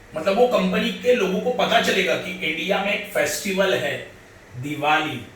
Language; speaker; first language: Hindi; non-native, local second language; Marathi